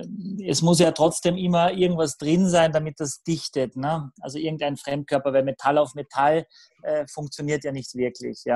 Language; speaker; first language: German; native; German